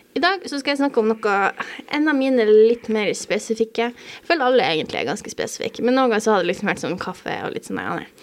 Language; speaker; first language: Norwegian; native; Norwegian